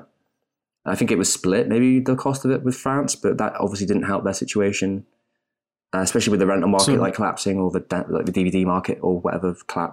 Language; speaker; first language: English; native; English